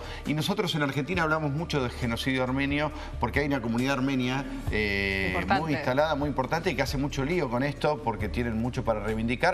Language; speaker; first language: Spanish; native; Spanish